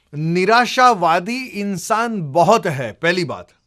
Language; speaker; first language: Hindi; non-native, local second language; Gujarati